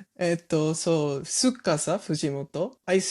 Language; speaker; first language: Japanese; non-native, learner; English